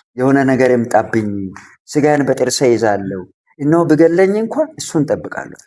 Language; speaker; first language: Amharic; non-native, local second language; Sidamo